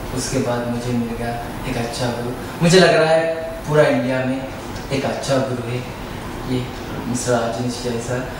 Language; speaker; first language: Hindi; non-native, learner; Sinhala